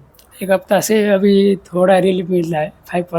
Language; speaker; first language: Hindi; non-native, learner; Nepali